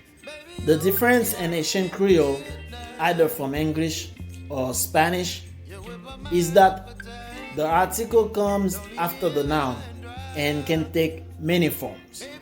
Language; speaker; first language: English; non-native, fluent; Haitian Creole